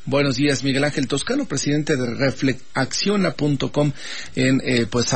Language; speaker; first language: Spanish; native; Spanish